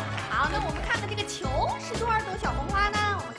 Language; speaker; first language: Chinese; native; Chinese